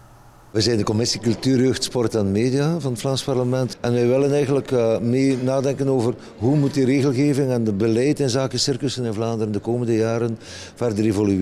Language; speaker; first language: Dutch; native; Dutch